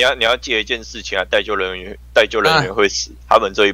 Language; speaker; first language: Chinese; native; Chinese